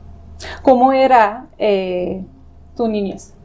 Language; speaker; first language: Spanish; non-native, fluent; English